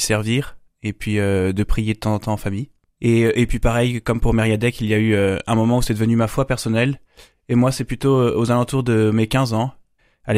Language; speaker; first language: French; native; French